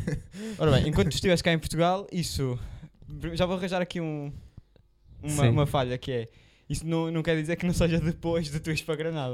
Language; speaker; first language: Portuguese; native; Portuguese